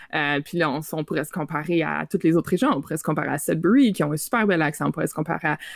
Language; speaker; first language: French; native; French